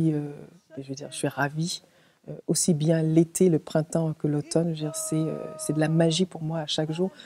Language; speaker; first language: French; native; French